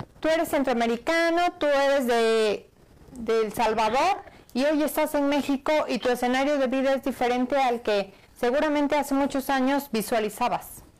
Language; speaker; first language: Spanish; native; Spanish